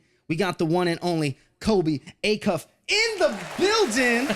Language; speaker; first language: English; native; English